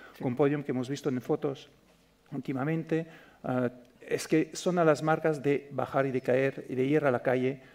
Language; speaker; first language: Spanish; non-native, fluent; French